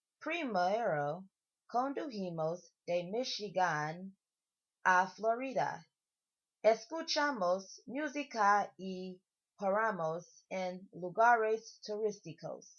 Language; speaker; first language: Spanish; non-native, learner; English